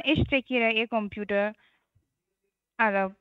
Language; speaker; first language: German; non-native, learner; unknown